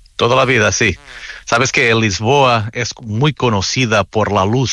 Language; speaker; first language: Spanish; non-native, fluent; Portuguese